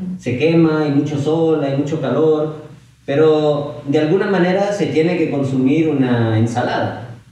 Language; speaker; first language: Spanish; non-native, fluent; Italian